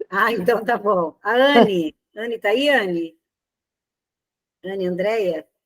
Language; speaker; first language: Portuguese; native; Portuguese